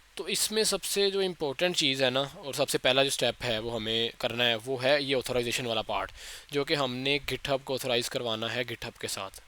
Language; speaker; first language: Urdu; native; Urdu